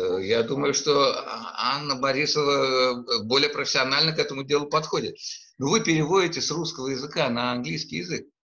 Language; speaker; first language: Russian; native; Russian